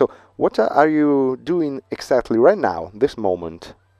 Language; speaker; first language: English; non-native, fluent; Italian